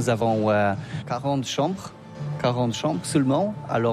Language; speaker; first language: French; non-native, learner; Polish